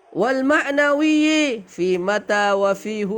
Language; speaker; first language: Arabic; non-native, fluent; Indonesian